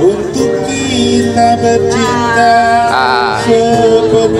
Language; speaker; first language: Indonesian; native; Indonesian